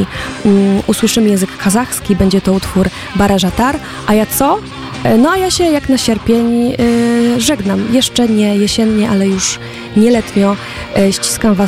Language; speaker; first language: Polish; native; Polish